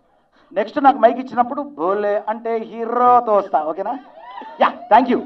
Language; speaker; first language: Telugu; native; Telugu